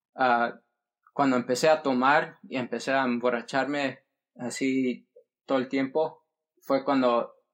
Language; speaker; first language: Spanish; early bilingual, heritage; Spanish